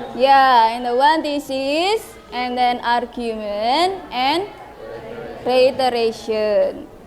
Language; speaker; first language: English; non-native, learner; Indonesian